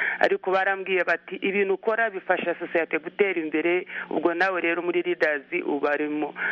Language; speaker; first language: Kinyarwanda; early bilingual, heritage; Kinyarwanda